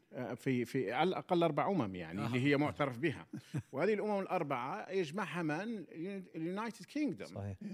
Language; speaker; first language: Arabic; native; Arabic